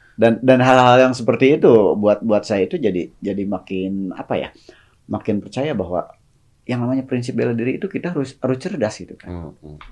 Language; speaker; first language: Indonesian; non-native, local second language; Sundanese